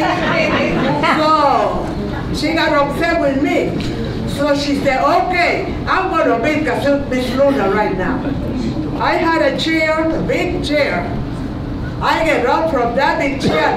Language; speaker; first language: English; non-native, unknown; Spanish